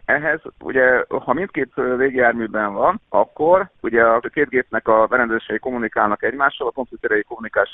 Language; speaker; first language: Hungarian; native; Hungarian